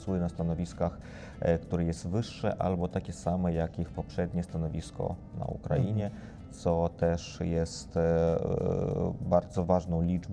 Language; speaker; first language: Polish; non-native, fluent; Ukrainian